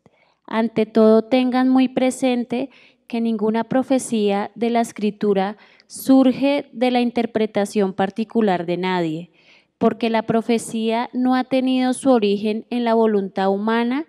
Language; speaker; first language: Spanish; native; Spanish